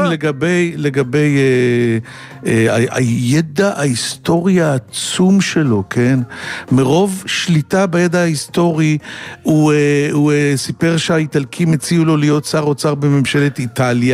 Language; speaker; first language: Hebrew; native; Hebrew